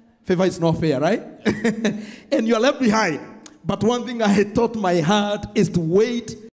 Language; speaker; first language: English; non-native, local second language; Swahili